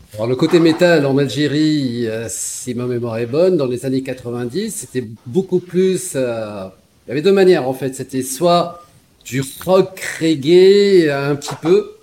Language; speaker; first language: French; non-native, local second language; Arabic